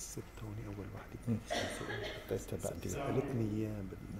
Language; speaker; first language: Arabic; native; Arabic